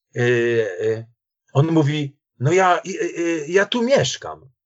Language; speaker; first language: Polish; native; Polish